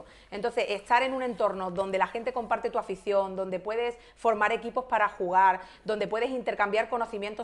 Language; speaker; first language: Spanish; native; Spanish